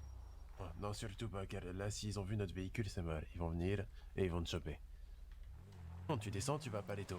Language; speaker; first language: French; native; French